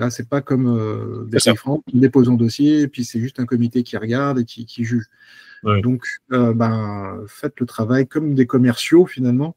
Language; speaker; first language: French; native; French